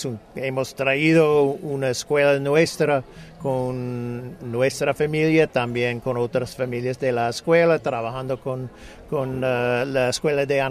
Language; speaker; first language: Spanish; non-native, fluent; English